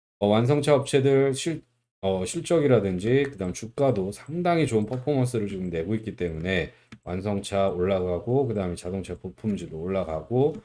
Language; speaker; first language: Korean; native; Korean